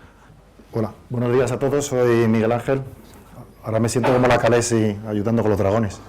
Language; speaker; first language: Spanish; native; Spanish